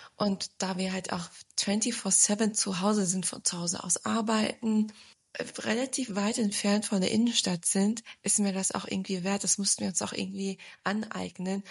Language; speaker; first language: German; early bilingual, other home language; Turkish